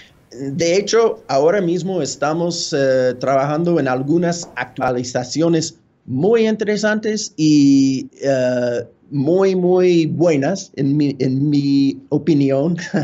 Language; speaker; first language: Spanish; non-native, fluent; English